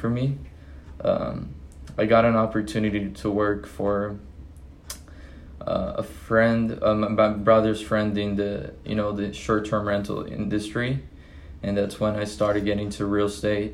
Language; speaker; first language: English; non-native, fluent; Portuguese